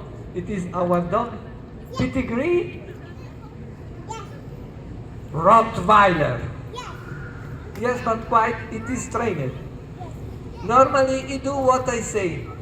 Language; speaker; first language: English; non-native, learner; Italian